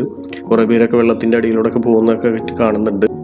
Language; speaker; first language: Malayalam; native; Malayalam